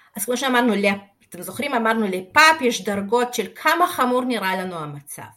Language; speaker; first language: Hebrew; non-native, fluent; Russian